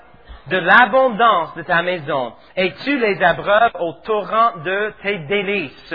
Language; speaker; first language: French; native; French